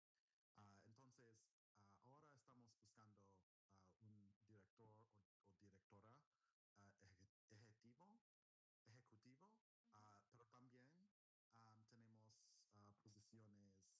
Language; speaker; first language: Spanish; non-native, learner; English